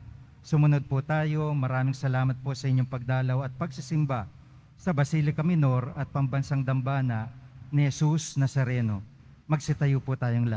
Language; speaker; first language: Filipino; native; Filipino